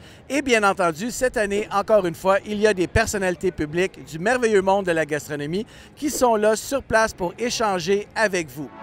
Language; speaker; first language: French; native; French